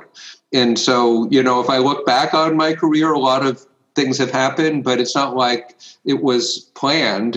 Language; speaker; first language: English; native; English